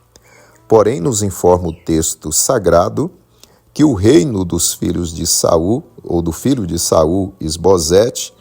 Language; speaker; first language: Portuguese; native; Portuguese